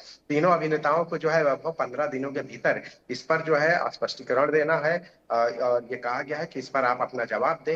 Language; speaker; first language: Hindi; native; Hindi